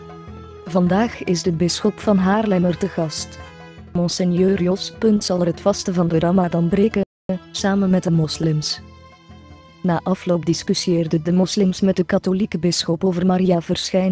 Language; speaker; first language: Dutch; native; Dutch